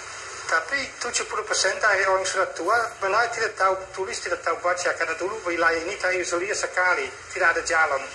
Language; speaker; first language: Indonesian; non-native, fluent; Dutch